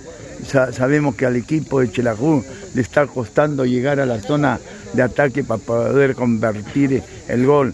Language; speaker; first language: Spanish; native; Spanish